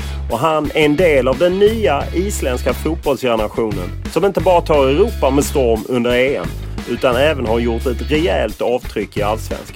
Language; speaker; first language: Swedish; native; Swedish